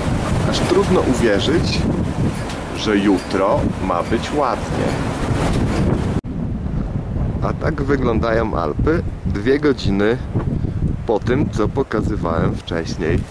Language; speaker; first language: Polish; native; Polish